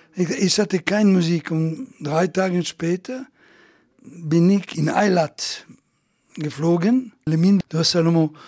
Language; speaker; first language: German; non-native, fluent; Italian